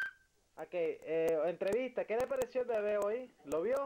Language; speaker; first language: Spanish; native; Spanish